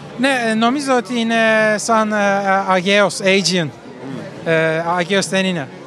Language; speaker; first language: Greek; non-native, learner; Turkish